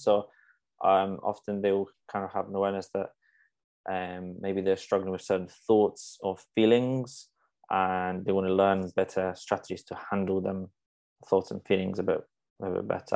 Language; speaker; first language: English; non-native, fluent; Polish